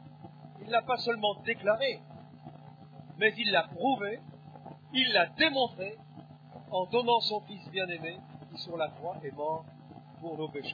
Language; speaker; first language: French; native; French